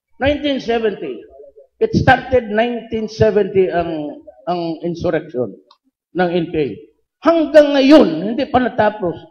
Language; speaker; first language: Filipino; non-native, local second language; Cebuano